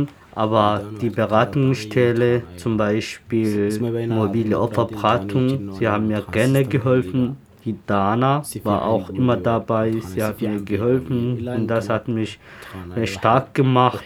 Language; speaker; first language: German; non-native, learner; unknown